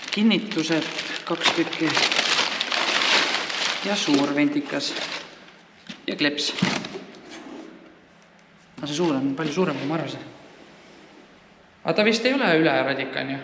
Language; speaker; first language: Estonian; native; Estonian